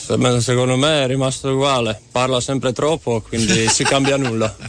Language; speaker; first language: Italian; non-native, fluent; Czech